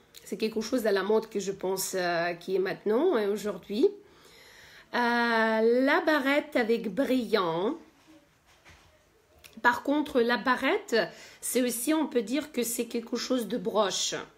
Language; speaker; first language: French; non-native, fluent; Russian